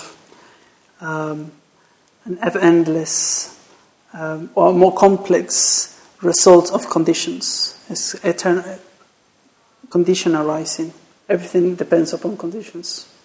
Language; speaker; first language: English; non-native, fluent; Spanish